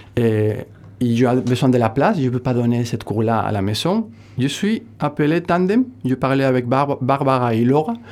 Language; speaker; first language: French; non-native, fluent; Spanish